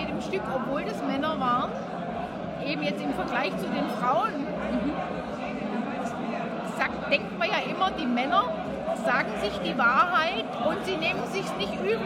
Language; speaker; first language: German; native; German